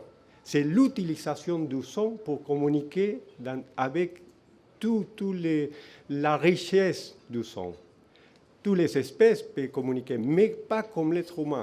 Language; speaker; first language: French; non-native, fluent; Spanish